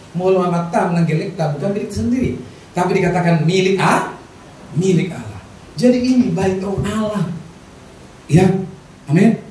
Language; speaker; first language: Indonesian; non-native, local second language; Batak Toba